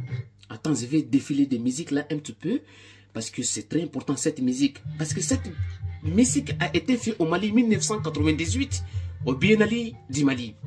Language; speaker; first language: French; non-native, local second language; Bambara